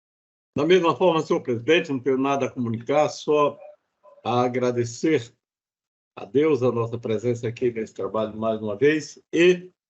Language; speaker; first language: Portuguese; native; Portuguese